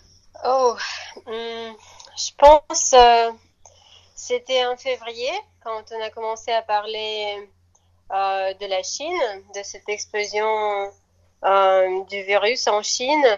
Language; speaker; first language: French; non-native, fluent; Russian